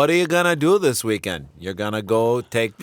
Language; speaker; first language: English; native; English